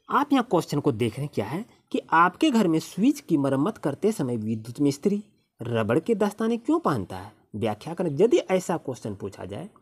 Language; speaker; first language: Hindi; native; Hindi